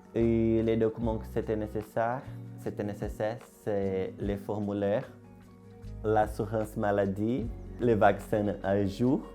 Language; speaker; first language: French; non-native, learner; Portuguese